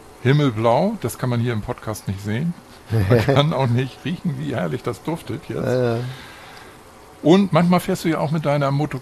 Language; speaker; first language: German; native; German